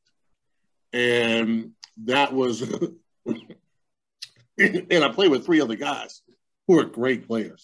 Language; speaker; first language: English; native; English